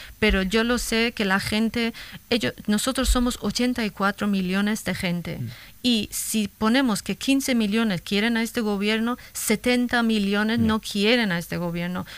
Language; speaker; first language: Spanish; non-native, fluent; Kurdish